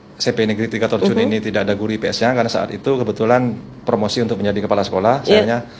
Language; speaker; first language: Indonesian; non-native, local second language; Madurese